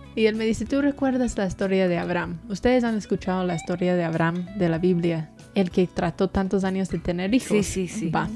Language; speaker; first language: Spanish; non-native, fluent; English